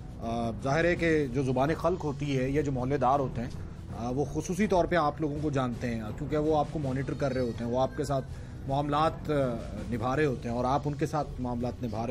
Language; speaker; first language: Urdu; native; Urdu